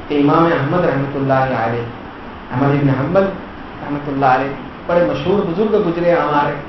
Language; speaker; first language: Urdu; non-native, local second language; Gujarati